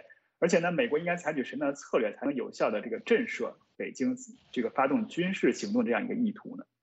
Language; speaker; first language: Chinese; native; Chinese